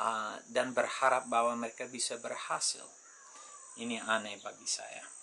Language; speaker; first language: Indonesian; non-native, fluent; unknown